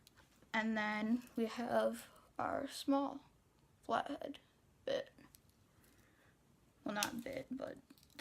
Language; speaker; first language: English; native; English